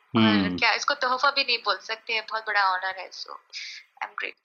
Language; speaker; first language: Hindi; native; Hindi